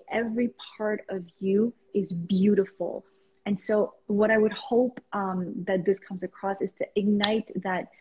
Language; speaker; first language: English; non-native, fluent; Persian